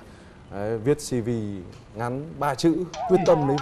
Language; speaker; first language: Vietnamese; native; Vietnamese